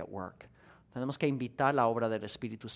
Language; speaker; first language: Spanish; non-native, fluent; English